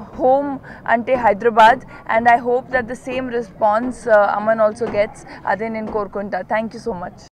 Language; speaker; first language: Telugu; non-native, learner; Punjabi